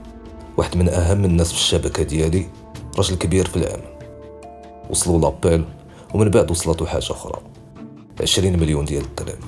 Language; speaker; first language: Arabic; native; Arabic